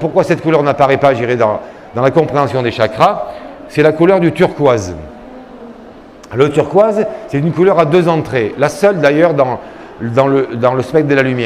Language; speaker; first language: French; native; French